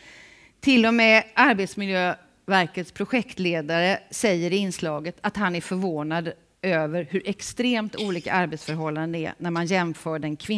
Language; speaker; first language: Swedish; native; Swedish